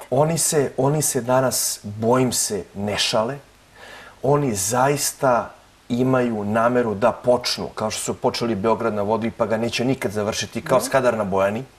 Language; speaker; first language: Serbian; native; Serbian